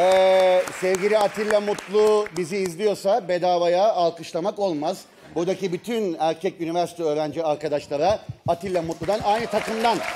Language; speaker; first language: Turkish; native; Turkish